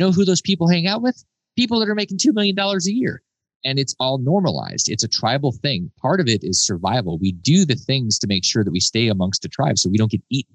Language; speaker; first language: English; native; English